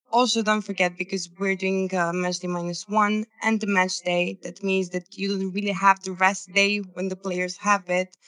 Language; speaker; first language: English; non-native, fluent; Serbian